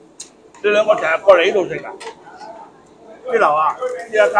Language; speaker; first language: Cantonese; native; Cantonese